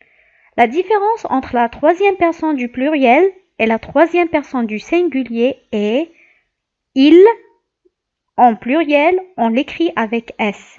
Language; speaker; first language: French; non-native, local second language; Arabic